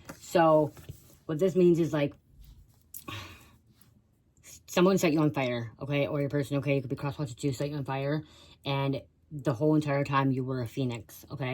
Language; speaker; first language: English; native; English